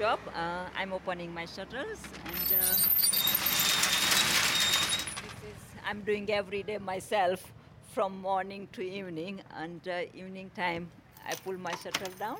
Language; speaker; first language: English; non-native, local second language; Gujarati